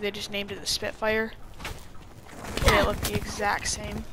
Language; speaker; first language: English; native; English